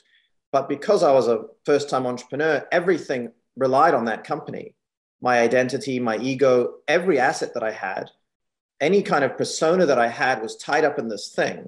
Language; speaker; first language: English; native; English